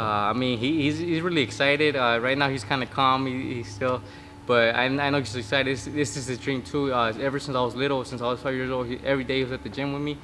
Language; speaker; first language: English; early bilingual, other home language; Spanish